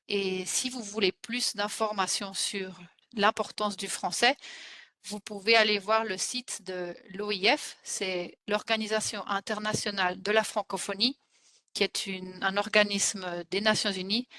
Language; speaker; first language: French; non-native, fluent; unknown